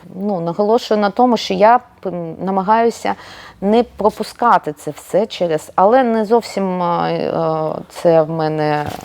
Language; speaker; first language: Ukrainian; non-native, local second language; Russian